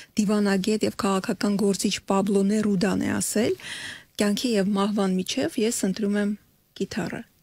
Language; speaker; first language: Armenian; native; Armenian